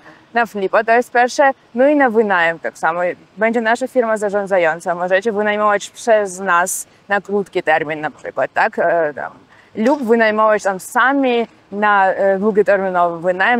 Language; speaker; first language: Polish; non-native, fluent; Georgian